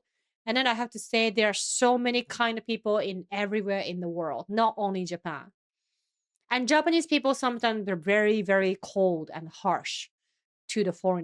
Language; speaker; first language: English; non-native, fluent; Japanese